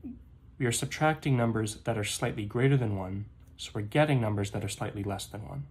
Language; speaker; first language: English; native; English